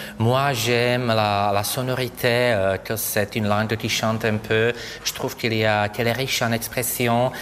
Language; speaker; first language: French; non-native, fluent; Czech